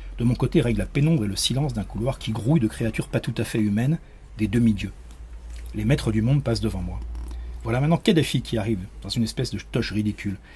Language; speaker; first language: French; native; French